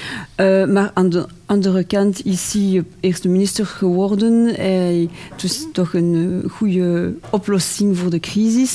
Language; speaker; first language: Dutch; non-native, local second language; French